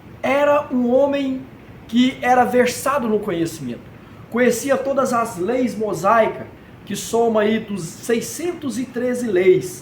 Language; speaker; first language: Portuguese; native; Portuguese